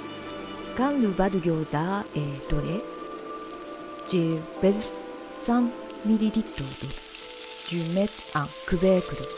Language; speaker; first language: French; non-native, learner; Japanese